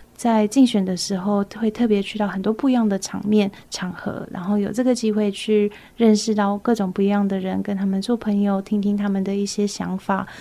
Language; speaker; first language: Chinese; early bilingual, heritage; Chinese